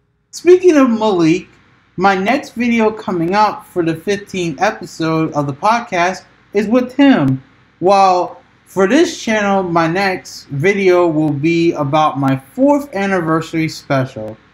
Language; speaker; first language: English; native; English